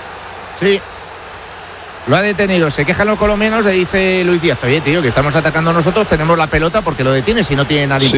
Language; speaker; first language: Spanish; native; Spanish